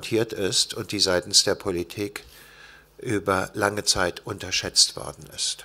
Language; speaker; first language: German; native; German